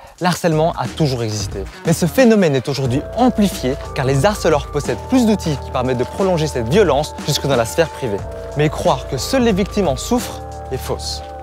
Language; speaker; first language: French; early bilingual, other home language; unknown